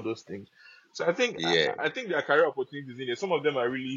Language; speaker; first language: English; non-native, local second language; Yoruba